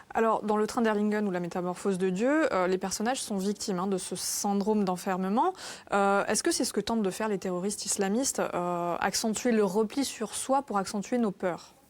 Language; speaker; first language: French; native; French